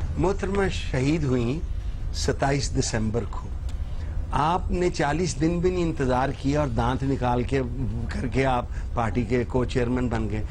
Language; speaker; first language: Urdu; non-native, local second language; Punjabi